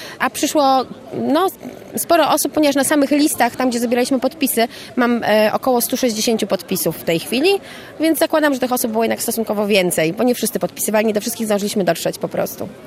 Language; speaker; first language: Polish; native; Polish